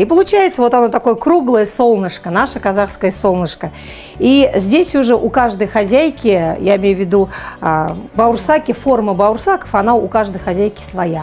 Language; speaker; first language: Russian; native; Russian